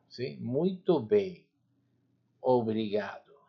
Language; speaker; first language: Portuguese; non-native, learner; English